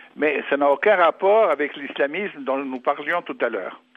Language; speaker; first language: French; non-native, fluent; English